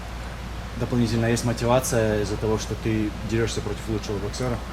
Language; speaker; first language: Russian; native; Russian